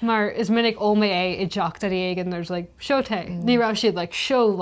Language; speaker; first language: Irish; non-native, learner; English